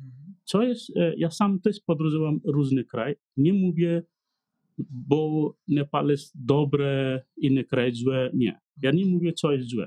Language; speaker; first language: Polish; non-native, learner; Nepali